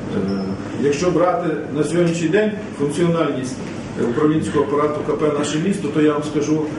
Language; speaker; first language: Ukrainian; native; Ukrainian